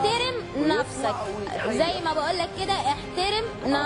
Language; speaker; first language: Arabic; native; Arabic